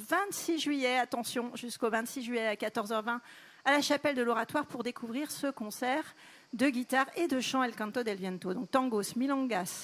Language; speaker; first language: French; native; French